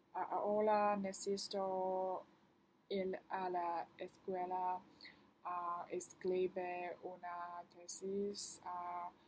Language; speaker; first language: Spanish; non-native, learner; Chinese